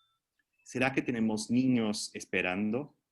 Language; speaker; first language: Spanish; non-native, fluent; Portuguese